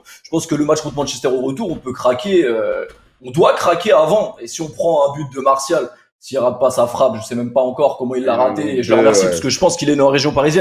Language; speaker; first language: French; native; French